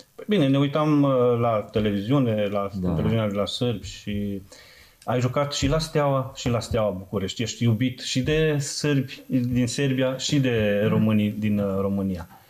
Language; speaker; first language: Romanian; non-native, local second language; Serbian